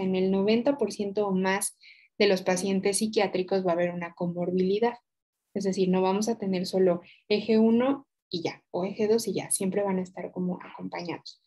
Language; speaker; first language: Spanish; native; Spanish